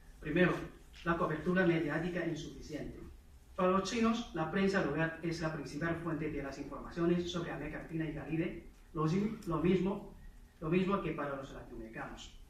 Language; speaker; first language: Spanish; non-native, fluent; Chinese